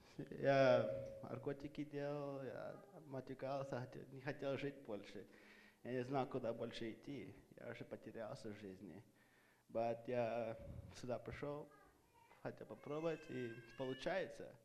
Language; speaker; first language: Russian; early bilingual, heritage; Russian